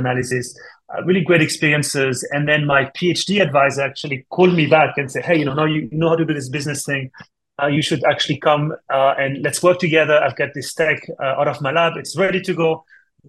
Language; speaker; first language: English; non-native, fluent; French